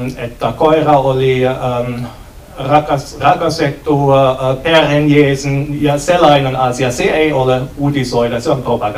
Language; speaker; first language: Finnish; non-native, learner; German